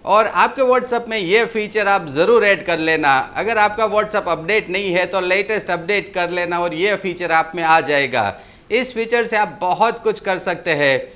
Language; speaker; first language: Hindi; non-native, local second language; Gujarati